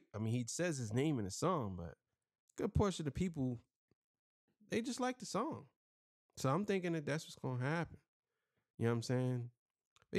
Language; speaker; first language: English; native; English